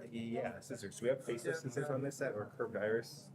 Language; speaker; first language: English; native; English